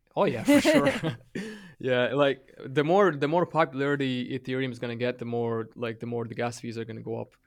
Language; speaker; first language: English; non-native, fluent; Latvian